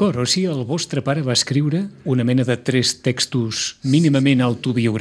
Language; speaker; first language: Catalan; native; Catalan